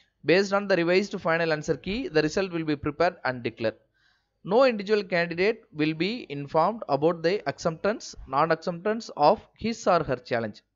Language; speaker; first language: English; non-native, local second language; Tamil